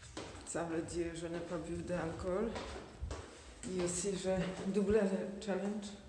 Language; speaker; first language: French; non-native, fluent; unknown